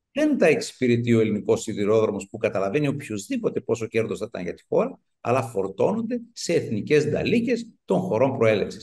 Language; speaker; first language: Greek; native; Greek